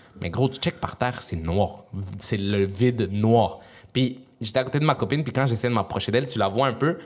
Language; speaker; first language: French; early bilingual, other home language; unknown